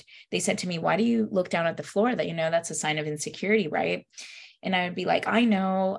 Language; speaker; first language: English; early bilingual, other home language; Spanish